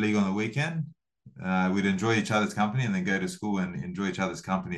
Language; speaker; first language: English; early bilingual, other home language; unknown